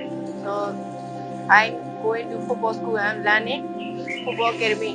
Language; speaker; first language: English; non-native, learner; Burmese